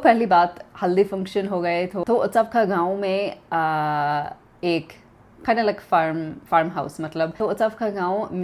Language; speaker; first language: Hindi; non-native, learner; English